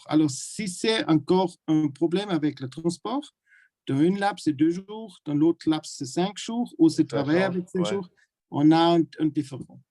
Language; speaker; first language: French; non-native, learner; German